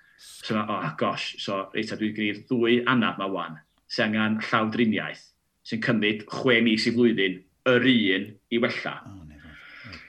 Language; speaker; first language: Welsh; native; Welsh